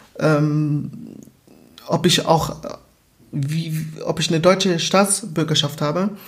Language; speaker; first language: German; early bilingual, other home language; Portuguese